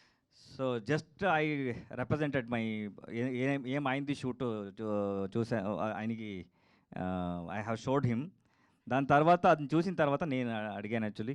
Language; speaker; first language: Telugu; non-native, learner; Kannada